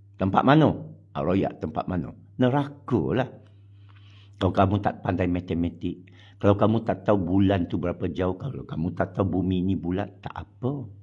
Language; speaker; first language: Malay; non-native, local second language; Chinese